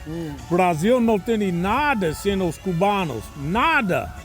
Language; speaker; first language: Spanish; non-native, learner; English